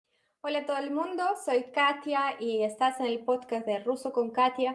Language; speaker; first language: Spanish; non-native, fluent; Russian